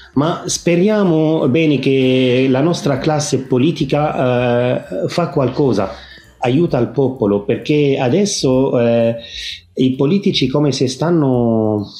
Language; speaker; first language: Italian; non-native, fluent; Arabic